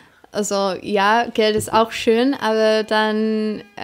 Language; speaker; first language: German; non-native, fluent; English